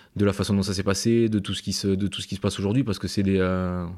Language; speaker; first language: French; native; French